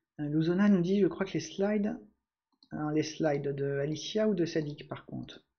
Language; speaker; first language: French; native; French